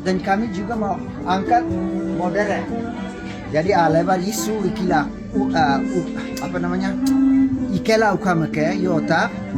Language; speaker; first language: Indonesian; non-native, local second language; English